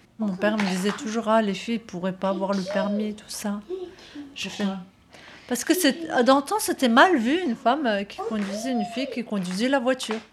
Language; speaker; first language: French; early bilingual, other home language; Turkish